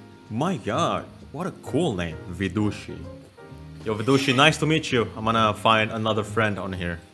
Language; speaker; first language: English; non-native, fluent; Indonesian